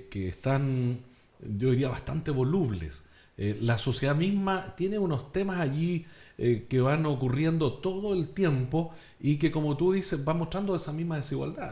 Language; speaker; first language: Spanish; native; Spanish